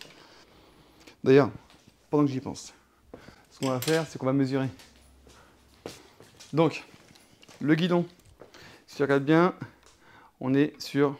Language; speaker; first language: French; native; French